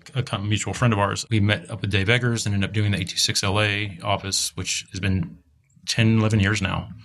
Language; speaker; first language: English; native; English